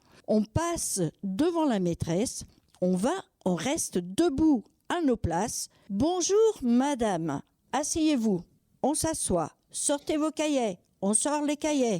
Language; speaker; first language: French; native; French